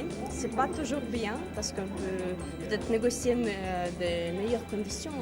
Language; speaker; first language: French; non-native, fluent; Latvian